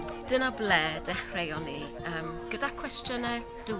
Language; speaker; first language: Welsh; non-native, learner; English